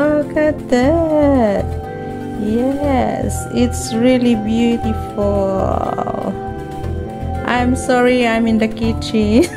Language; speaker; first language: English; non-native, local second language; Filipino